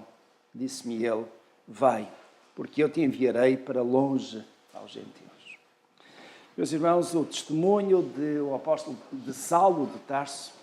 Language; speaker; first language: Portuguese; native; Portuguese